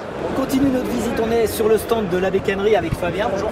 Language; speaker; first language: French; native; French